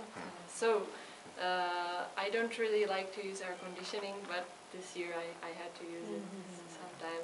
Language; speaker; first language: English; non-native, fluent; Czech